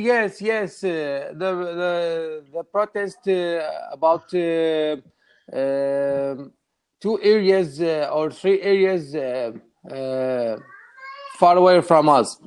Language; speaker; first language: English; non-native, learner; Arabic